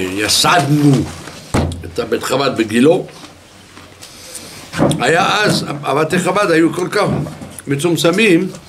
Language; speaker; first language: Hebrew; non-native, fluent; French